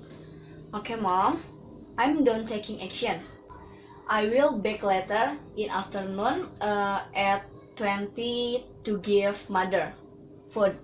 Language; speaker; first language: English; non-native, learner; Indonesian